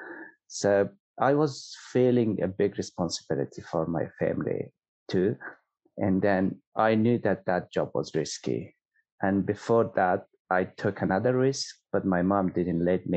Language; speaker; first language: English; non-native, fluent; Persian